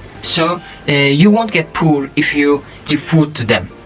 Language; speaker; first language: English; non-native, learner; Turkish